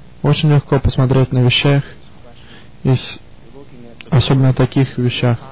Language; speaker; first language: Russian; early bilingual, heritage; Russian